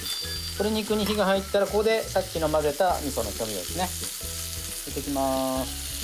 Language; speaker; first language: Japanese; native; Japanese